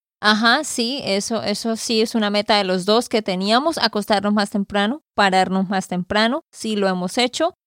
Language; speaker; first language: Spanish; native; Spanish